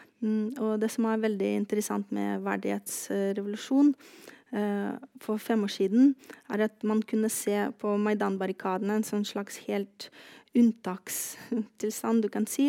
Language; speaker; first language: Norwegian; non-native, fluent; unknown